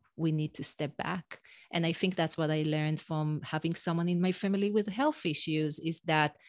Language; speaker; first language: English; non-native, fluent; Hebrew